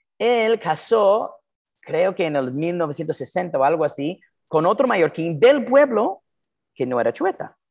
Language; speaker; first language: Spanish; non-native, fluent; English